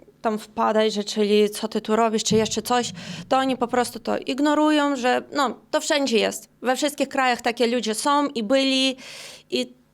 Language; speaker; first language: Polish; non-native, learner; Ukrainian